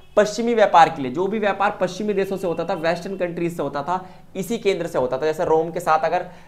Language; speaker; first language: Hindi; native; Hindi